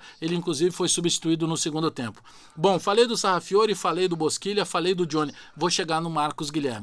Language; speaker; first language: Portuguese; native; Portuguese